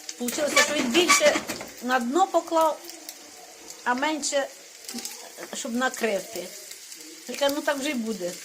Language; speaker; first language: Ukrainian; native; Ukrainian